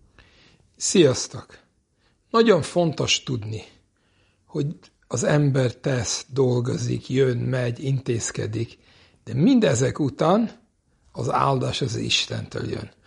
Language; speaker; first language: Hungarian; non-native, fluent; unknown